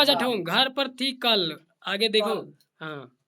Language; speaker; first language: Hindi; native; Hindi